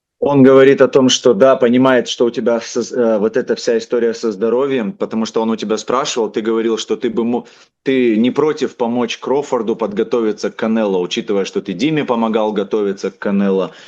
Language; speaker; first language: Russian; native; Russian